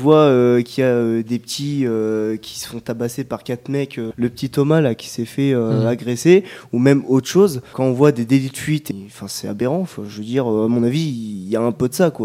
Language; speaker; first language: French; native; French